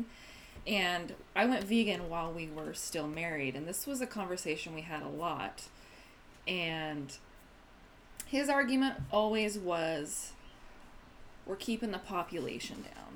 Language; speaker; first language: English; native; English